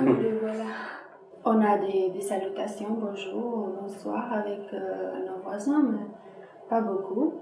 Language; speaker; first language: French; non-native, fluent; Albanian